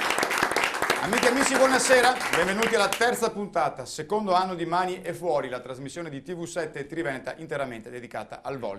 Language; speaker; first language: Italian; native; Italian